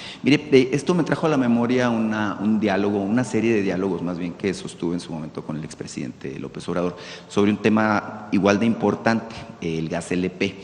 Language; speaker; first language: Spanish; native; Spanish